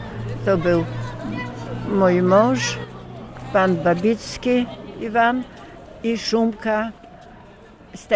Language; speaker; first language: Polish; non-native, local second language; Ukrainian